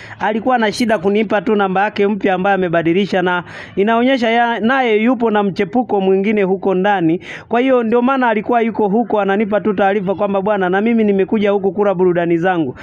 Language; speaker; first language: Swahili; native; Swahili